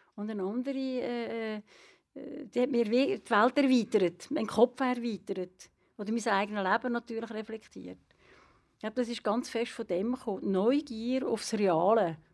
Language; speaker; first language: German; native; German